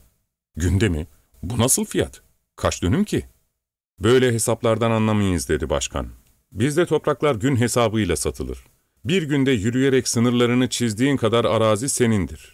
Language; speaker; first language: Turkish; native; Turkish